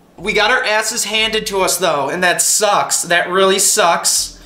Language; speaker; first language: English; native; English